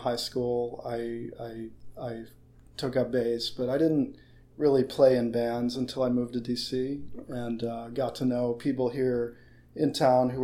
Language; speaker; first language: English; native; English